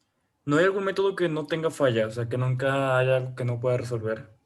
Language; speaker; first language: Spanish; native; Spanish